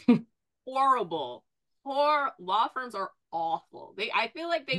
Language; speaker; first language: English; native; English